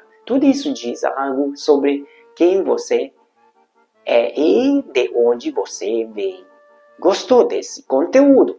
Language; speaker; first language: Portuguese; non-native, fluent; Hungarian